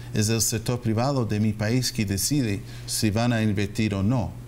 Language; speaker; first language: Spanish; non-native, fluent; English